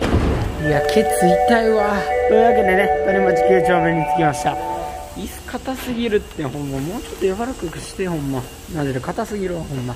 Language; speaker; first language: Japanese; native; Japanese